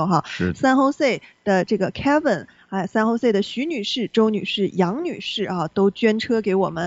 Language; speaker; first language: Chinese; native; Chinese